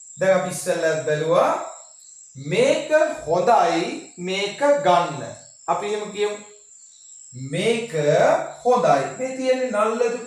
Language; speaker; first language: Sinhala; non-native, local second language; Tamil